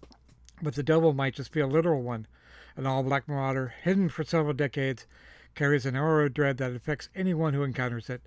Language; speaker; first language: English; native; English